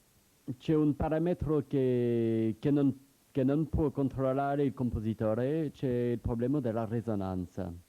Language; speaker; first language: Italian; non-native, learner; French